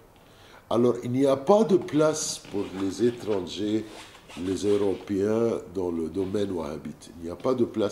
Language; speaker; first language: French; non-native, fluent; Arabic